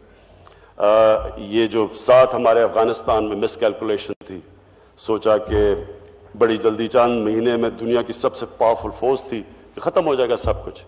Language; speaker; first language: Urdu; native; Urdu